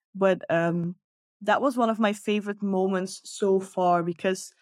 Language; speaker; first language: English; non-native, fluent; Dutch